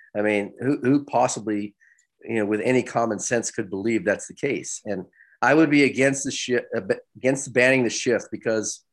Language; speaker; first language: English; native; English